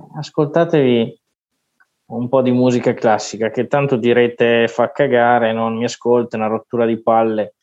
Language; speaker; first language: Italian; native; Italian